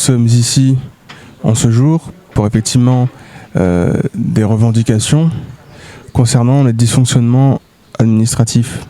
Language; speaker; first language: French; native; French